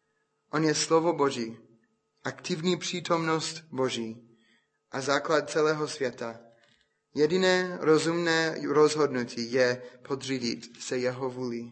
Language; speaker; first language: Czech; non-native, fluent; English